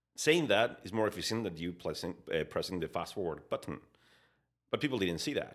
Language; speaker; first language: English; non-native, fluent; Spanish